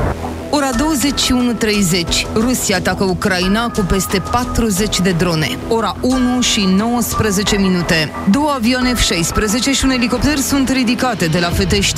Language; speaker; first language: Romanian; native; Romanian